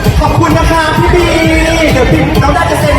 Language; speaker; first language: Thai; native; Thai